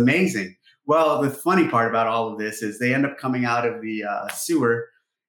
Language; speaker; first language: English; native; English